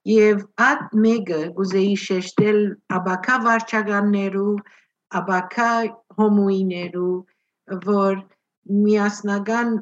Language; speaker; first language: Armenian; early bilingual, heritage; Armenian